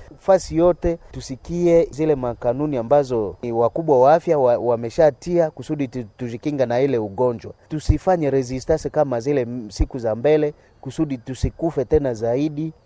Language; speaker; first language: Swahili; non-native, local second language; Nande